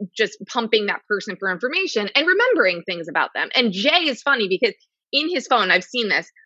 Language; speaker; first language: English; native; English